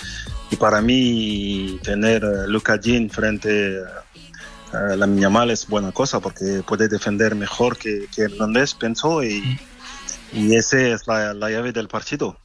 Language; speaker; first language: Spanish; non-native, fluent; French